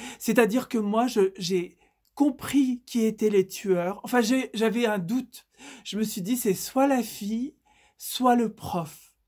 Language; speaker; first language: French; native; French